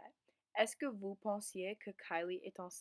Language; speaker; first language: French; non-native, learner; English